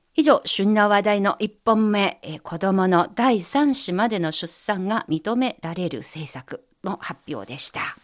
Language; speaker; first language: Japanese; non-native, fluent; Chinese